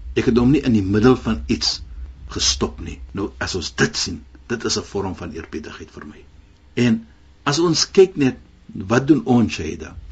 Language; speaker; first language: Afrikaans; non-native, fluent; Arabic